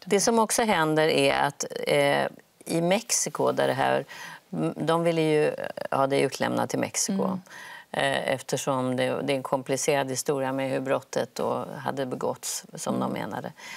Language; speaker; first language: Swedish; native; Swedish